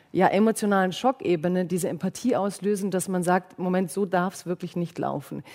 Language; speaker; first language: German; native; German